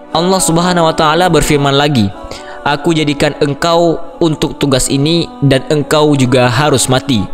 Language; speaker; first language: Indonesian; native; Indonesian